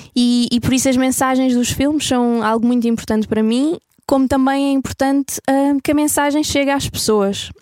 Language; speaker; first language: Portuguese; native; Portuguese